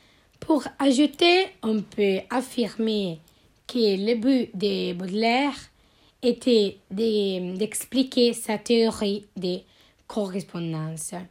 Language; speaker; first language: French; non-native, learner; Italian